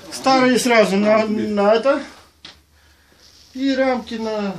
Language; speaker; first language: Russian; non-native, local second language; Romanian